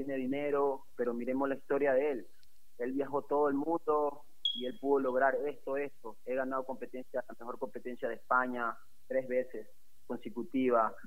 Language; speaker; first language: Spanish; native; Spanish